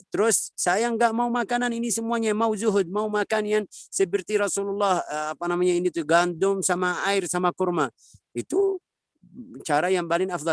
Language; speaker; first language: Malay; non-native, fluent; Arabic